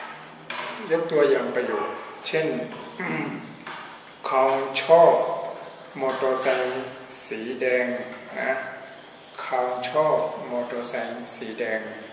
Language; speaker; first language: Thai; non-native, fluent; Burmese